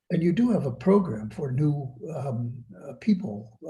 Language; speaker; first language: English; native; English